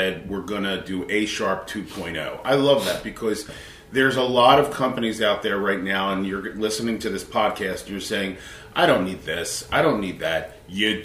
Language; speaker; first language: English; native; English